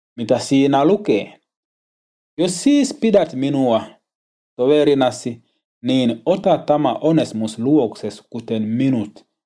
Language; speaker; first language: Finnish; non-native, learner; Swahili